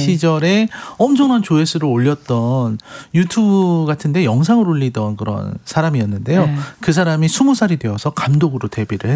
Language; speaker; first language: Korean; native; Korean